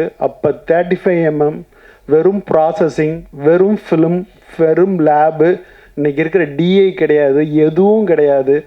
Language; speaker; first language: Tamil; native; Tamil